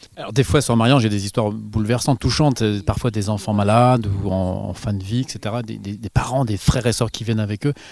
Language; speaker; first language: French; native; French